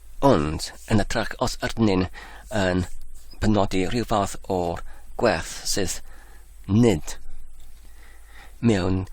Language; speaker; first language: Welsh; non-native, learner; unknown